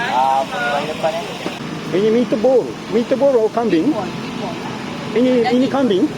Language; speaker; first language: Malay; non-native, fluent; Japanese